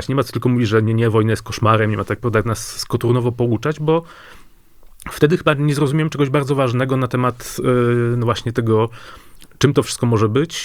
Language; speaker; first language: Polish; native; Polish